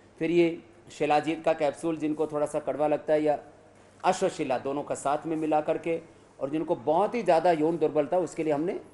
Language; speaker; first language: Hindi; native; Hindi